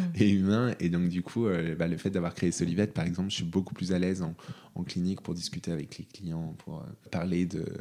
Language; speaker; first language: French; native; French